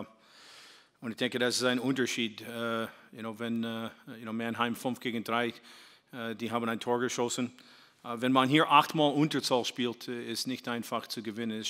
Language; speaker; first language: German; non-native, fluent; English